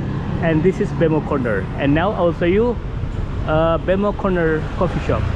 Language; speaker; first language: English; non-native, learner; Indonesian